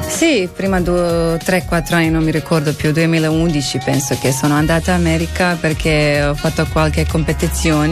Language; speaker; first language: Italian; non-native, learner; Croatian